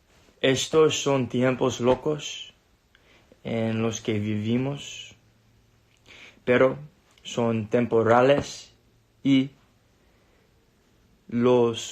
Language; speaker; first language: Spanish; non-native, learner; English